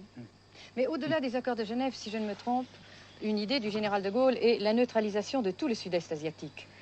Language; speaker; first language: French; native; French